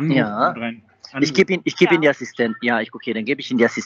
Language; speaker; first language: German; native; German